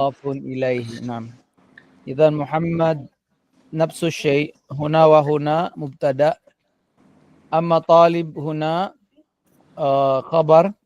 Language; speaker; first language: Arabic; non-native, fluent; Filipino